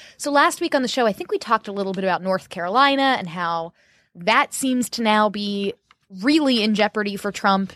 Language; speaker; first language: English; native; English